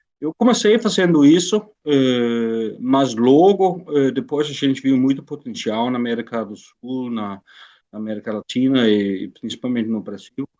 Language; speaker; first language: Portuguese; non-native, fluent; Danish